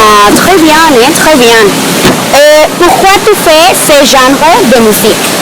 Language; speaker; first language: French; non-native, learner; Spanish